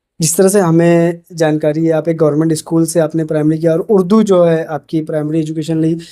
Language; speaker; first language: Hindi; native; Hindi